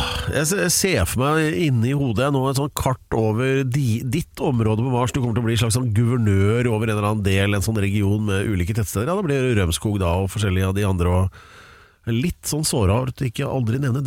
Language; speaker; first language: Norwegian; native; Norwegian